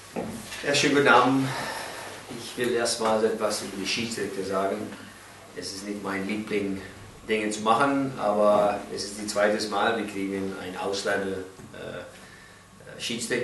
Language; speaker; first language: German; non-native, learner; English